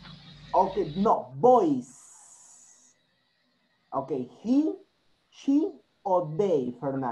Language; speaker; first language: English; non-native, learner; Spanish